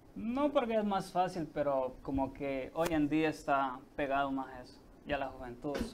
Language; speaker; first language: Spanish; native; Spanish